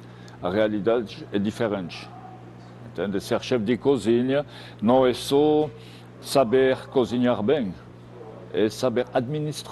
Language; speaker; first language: Portuguese; non-native, fluent; French